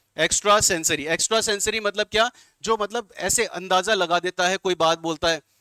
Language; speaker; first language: Hindi; native; Hindi